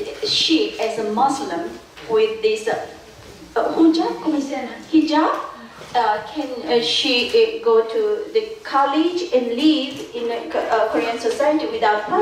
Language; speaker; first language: English; non-native, fluent; Korean